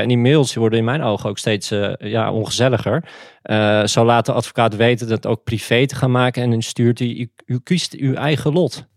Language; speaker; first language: Dutch; native; Dutch